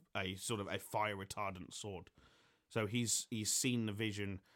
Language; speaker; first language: English; native; English